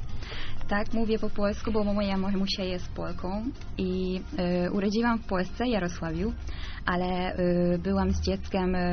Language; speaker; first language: Polish; non-native, learner; Hungarian